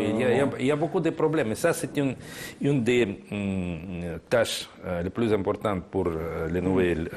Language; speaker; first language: French; non-native, fluent; Russian